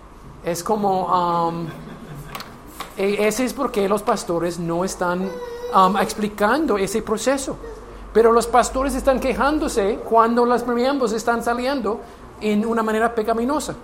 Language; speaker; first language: Spanish; non-native, learner; English